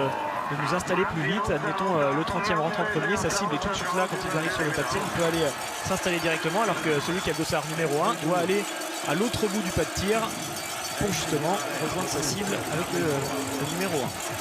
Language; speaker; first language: French; native; French